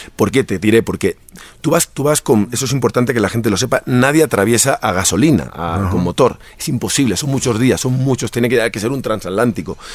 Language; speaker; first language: Spanish; native; Spanish